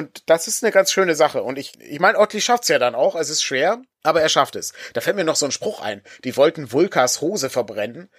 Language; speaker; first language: German; native; German